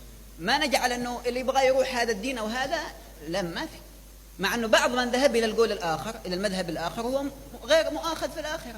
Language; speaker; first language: Arabic; native; Arabic